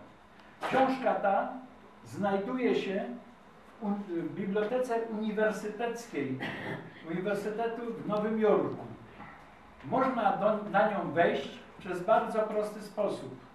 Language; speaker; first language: Polish; native; Polish